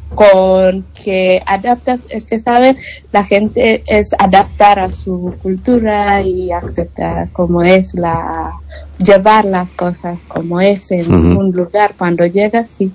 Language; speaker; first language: Spanish; non-native, learner; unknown